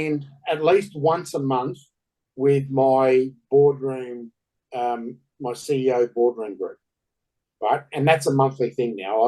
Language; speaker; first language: English; native; English